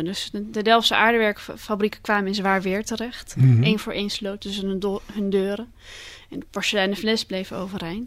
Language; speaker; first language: Dutch; native; Dutch